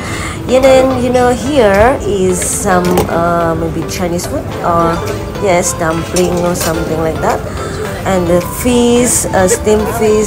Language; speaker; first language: English; non-native, learner; Indonesian